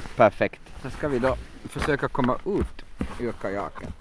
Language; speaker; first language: Swedish; non-native, fluent; German